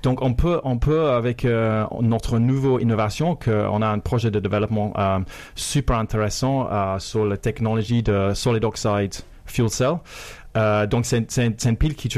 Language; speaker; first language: French; non-native, fluent; English